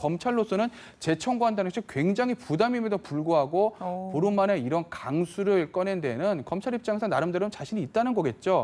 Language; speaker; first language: Korean; native; Korean